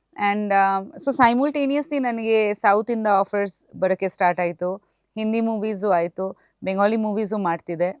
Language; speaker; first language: Kannada; non-native, fluent; Bangla